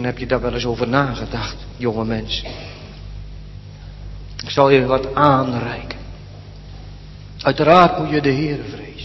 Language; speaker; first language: Dutch; native; Dutch